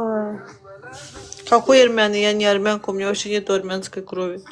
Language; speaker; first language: Russian; non-native, local second language; Azerbaijani